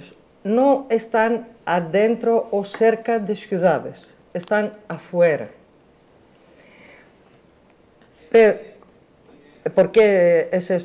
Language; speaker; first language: Spanish; non-native, learner; Greek